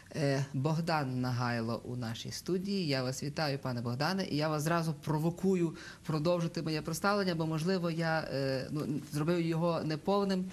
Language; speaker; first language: Ukrainian; native; Ukrainian